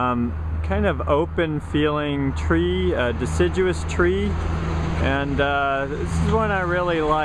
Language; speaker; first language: English; native; English